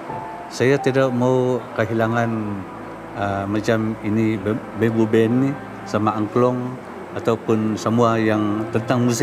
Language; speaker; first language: Indonesian; non-native, local second language; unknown